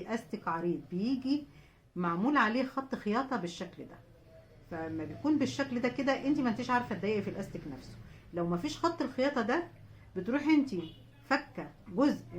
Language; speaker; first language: Arabic; native; Arabic